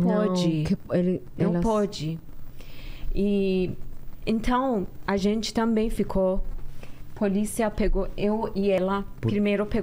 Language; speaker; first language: Portuguese; non-native, learner; Persian